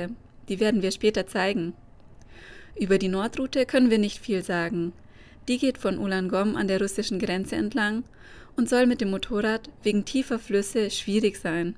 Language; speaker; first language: German; native; German